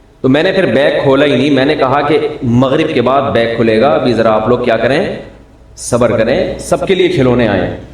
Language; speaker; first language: Urdu; native; Urdu